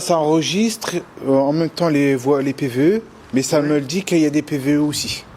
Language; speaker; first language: French; native; French